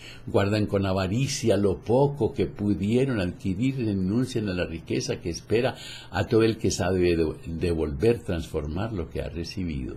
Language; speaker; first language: Spanish; native; Spanish